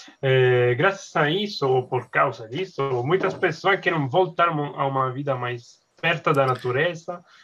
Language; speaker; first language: Portuguese; non-native, learner; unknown